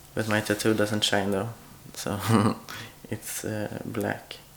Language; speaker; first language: English; non-native, fluent; Swedish